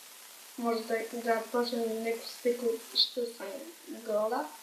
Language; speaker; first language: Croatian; early bilingual, heritage; Croatian